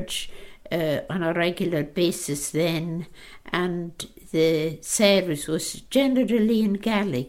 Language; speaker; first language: English; non-native, local second language; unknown